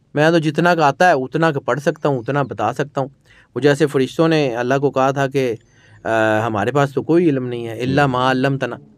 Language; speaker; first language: Urdu; non-native, local second language; Punjabi